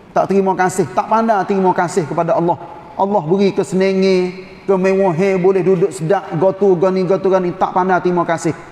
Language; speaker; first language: Malay; native; Malay